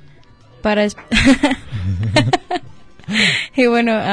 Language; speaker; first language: Spanish; native; Spanish